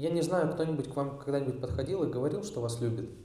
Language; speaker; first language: Russian; native; Russian